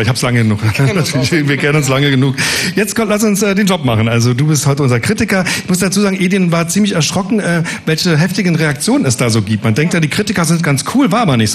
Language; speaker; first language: German; native; German